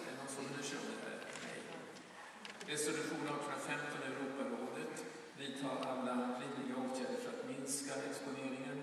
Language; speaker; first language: Swedish; native; Swedish